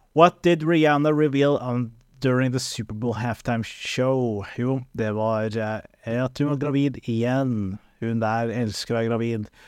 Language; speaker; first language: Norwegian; early bilingual, other home language; Somali